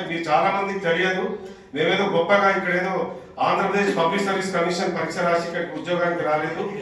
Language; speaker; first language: Telugu; non-native, local second language; Urdu